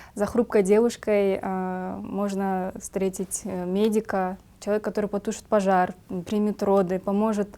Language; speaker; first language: Russian; non-native, local second language; Kazakh